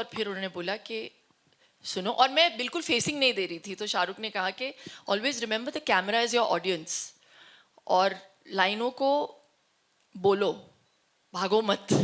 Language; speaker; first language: Hindi; non-native, local second language; Tulu